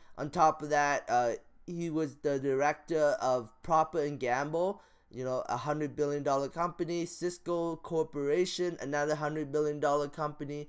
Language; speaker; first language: English; native; English